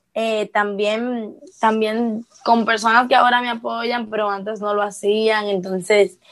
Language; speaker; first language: Spanish; native; Spanish